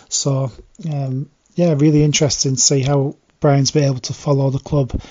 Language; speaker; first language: English; native; English